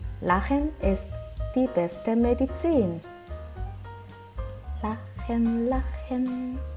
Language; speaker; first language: German; non-native, fluent; Korean